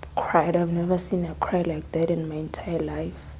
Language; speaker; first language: English; non-native, local second language; Southern Sotho